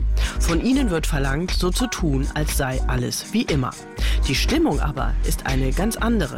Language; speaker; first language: German; native; German